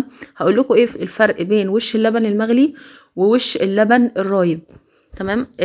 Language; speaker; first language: Arabic; native; Arabic